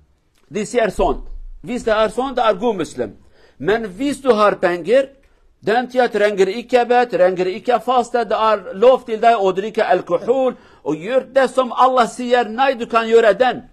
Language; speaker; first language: Norwegian; non-native, learner; Kurdish